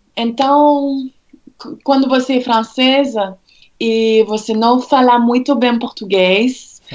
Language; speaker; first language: Portuguese; non-native, fluent; French